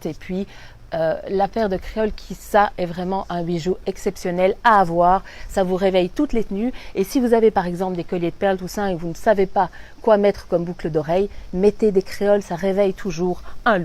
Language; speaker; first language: French; native; French